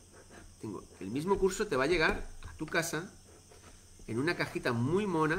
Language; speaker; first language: Spanish; native; Spanish